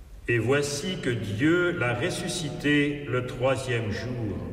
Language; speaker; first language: French; native; French